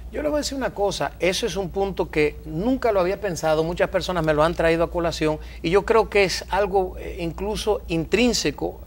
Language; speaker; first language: Spanish; early bilingual, heritage; Spanish